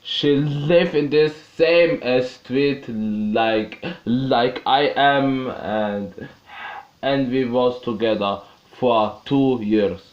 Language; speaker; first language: English; non-native, learner; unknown